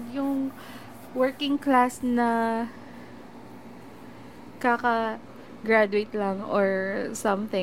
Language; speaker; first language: English; non-native, local second language; Filipino